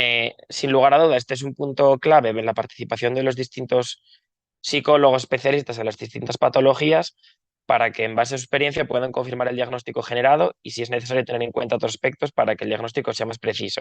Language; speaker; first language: Spanish; native; Spanish